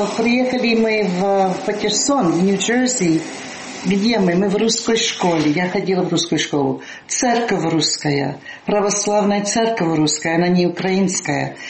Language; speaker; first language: Russian; early bilingual, heritage; Russian